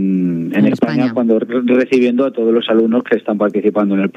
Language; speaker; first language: Spanish; native; Spanish